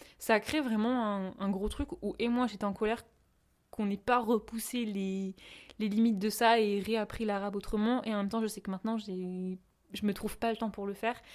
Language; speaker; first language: French; native; French